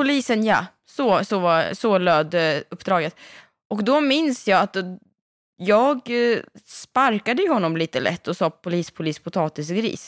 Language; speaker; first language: Swedish; native; Swedish